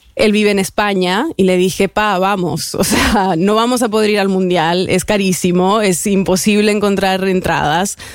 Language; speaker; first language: Spanish; native; Spanish